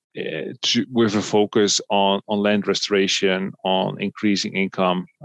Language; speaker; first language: English; non-native, fluent; Dutch